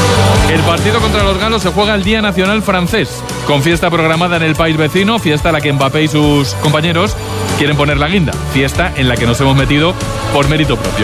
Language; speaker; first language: Spanish; native; Spanish